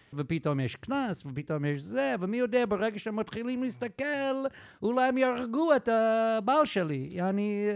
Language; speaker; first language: Hebrew; native; Hebrew